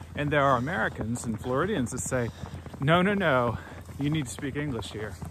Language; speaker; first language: English; native; English